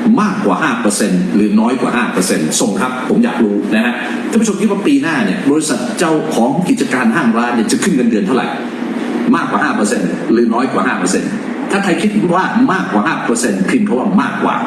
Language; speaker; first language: Thai; native; Thai